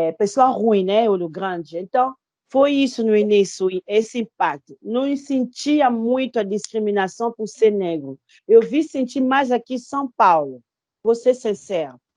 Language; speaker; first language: Portuguese; non-native, fluent; Lingala